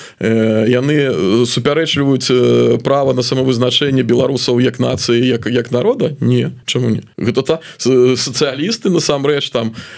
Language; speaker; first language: Belarusian; native; Belarusian